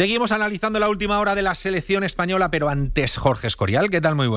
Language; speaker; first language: Spanish; native; Spanish